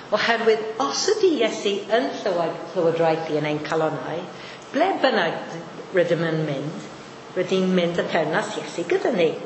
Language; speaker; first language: Welsh; non-native, fluent; Maltese